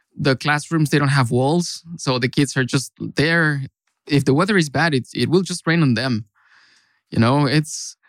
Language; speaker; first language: English; non-native, fluent; Spanish